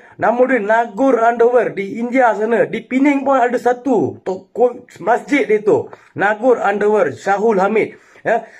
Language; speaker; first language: Malay; non-native, local second language; Tamil